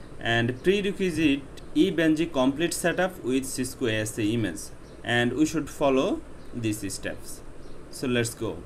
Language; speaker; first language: English; non-native, local second language; Bangla